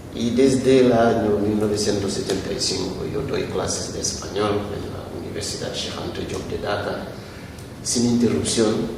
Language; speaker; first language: Spanish; non-native, fluent; Wolof